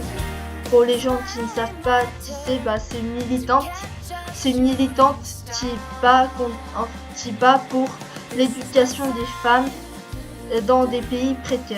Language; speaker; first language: French; early bilingual, other home language; Korean